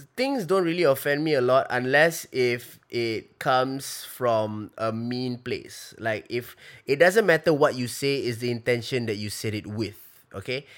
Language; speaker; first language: English; native; English